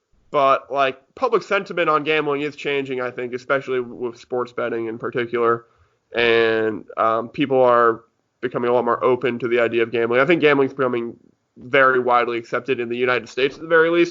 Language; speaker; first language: English; native; English